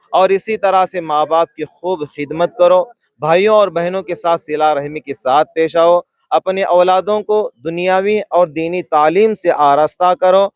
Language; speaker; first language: Urdu; native; Urdu